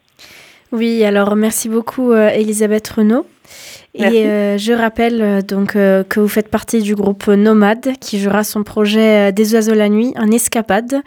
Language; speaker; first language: French; native; French